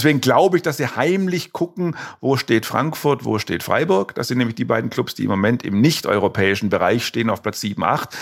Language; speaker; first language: German; native; German